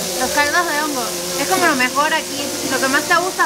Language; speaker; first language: Spanish; native; Spanish